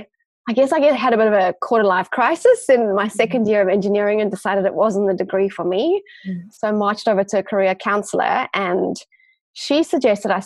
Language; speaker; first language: English; native; English